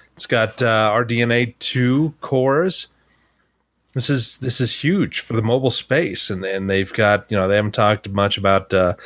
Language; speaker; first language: English; native; English